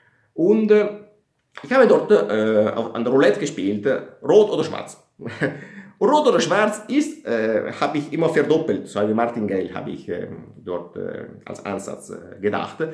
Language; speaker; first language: German; non-native, fluent; Italian